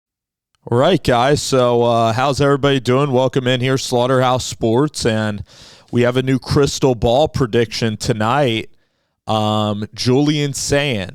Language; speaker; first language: English; native; English